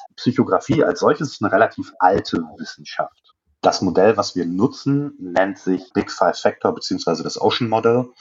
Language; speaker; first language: German; native; German